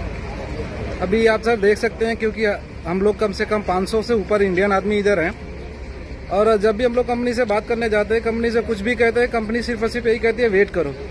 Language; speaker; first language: Hindi; native; Hindi